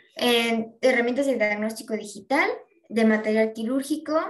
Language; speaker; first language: Spanish; native; Spanish